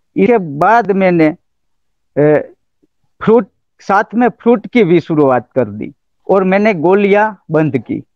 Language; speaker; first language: Hindi; non-native, local second language; Gujarati